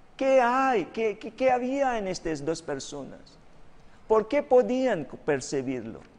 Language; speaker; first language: Spanish; non-native, fluent; Filipino